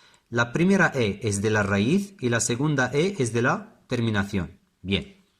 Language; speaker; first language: Spanish; non-native, fluent; Arabic